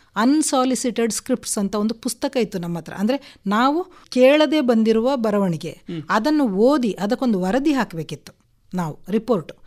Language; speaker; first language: Kannada; non-native, local second language; Konkani